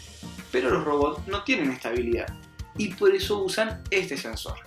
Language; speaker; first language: Spanish; native; Spanish